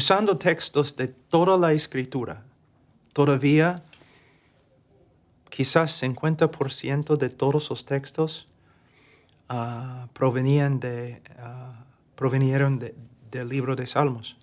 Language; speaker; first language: Spanish; non-native, fluent; English